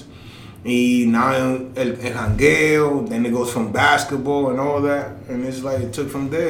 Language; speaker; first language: English; native; English